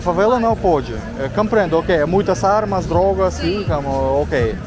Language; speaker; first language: Portuguese; non-native, learner; Russian